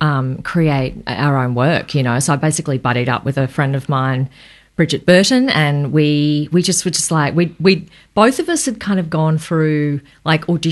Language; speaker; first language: English; native; English